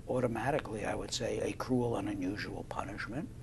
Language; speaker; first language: English; native; English